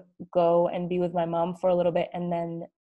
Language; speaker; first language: English; early bilingual, other home language; Arabic